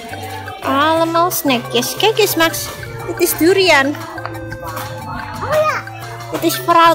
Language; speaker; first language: Dutch; non-native, local second language; Indonesian